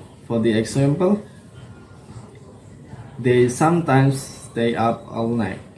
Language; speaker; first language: English; non-native, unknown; Indonesian